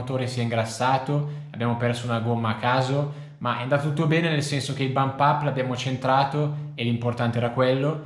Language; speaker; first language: Italian; native; Italian